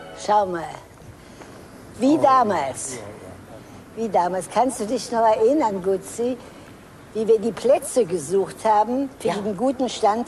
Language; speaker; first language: German; native; German